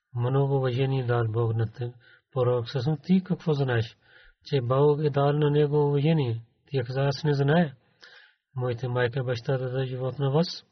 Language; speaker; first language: Bulgarian; non-native, learner; Urdu